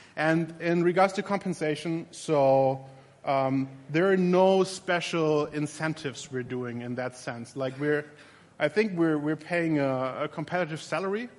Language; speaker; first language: English; non-native, fluent; German